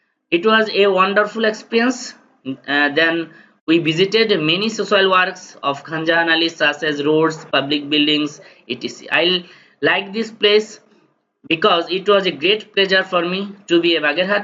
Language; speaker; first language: English; non-native, local second language; Bangla